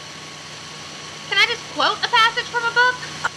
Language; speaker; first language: English; native; English